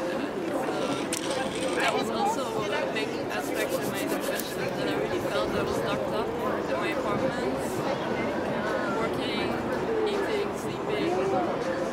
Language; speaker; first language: English; non-native, fluent; Dutch